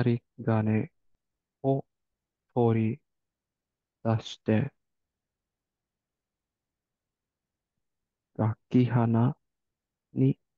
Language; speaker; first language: Japanese; non-native, learner; English